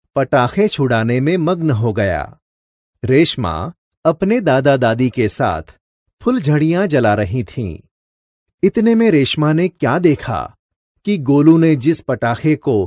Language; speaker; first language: Hindi; non-native, local second language; Gujarati